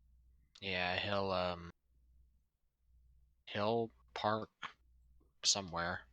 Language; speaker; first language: English; native; English